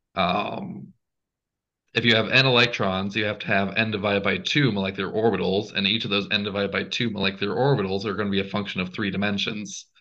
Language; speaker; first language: English; native; English